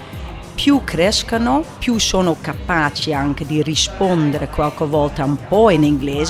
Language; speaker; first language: Italian; non-native, fluent; English